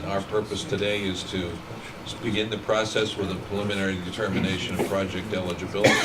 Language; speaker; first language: English; native; English